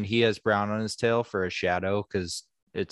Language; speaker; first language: English; native; English